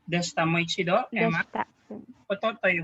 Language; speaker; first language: Japanese; non-native, fluent; Filipino